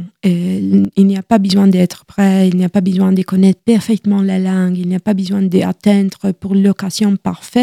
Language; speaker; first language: French; non-native, learner; Italian